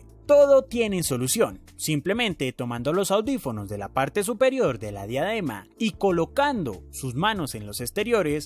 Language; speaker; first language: Spanish; native; Spanish